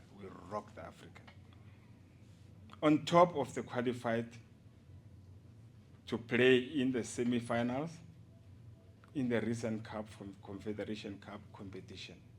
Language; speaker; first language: English; non-native, local second language; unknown